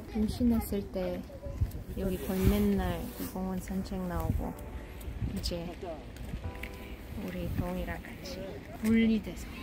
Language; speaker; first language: Korean; non-native, fluent; Russian